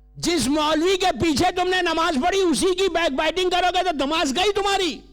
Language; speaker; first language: Urdu; native; Urdu